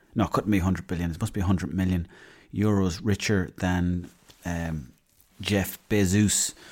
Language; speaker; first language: English; native; English